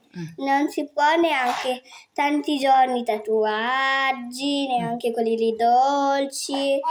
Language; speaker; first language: Italian; early bilingual, other home language; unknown